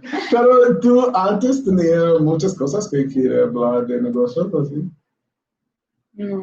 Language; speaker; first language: Spanish; non-native, learner; English